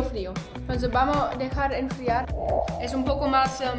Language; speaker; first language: Spanish; non-native, fluent; German